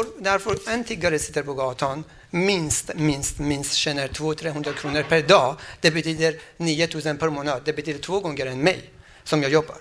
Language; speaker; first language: Swedish; non-native, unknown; Persian